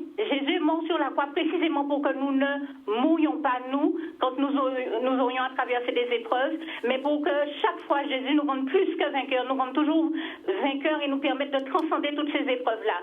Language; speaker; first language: French; native; French